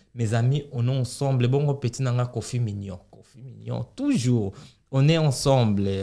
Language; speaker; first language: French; non-native, local second language; Lingala